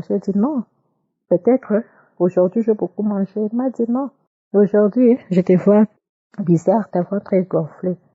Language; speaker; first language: French; non-native, local second language; Lingala